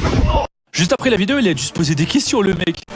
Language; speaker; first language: French; native; French